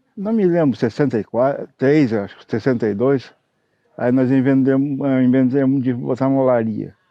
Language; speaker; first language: Portuguese; non-native, local second language; Low German